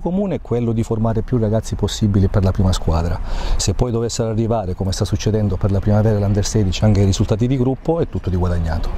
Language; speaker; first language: Italian; native; Italian